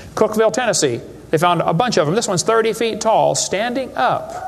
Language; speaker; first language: English; native; English